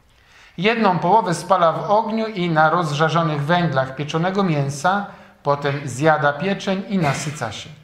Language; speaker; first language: Polish; native; Polish